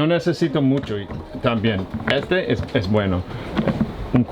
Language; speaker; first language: Spanish; non-native, learner; English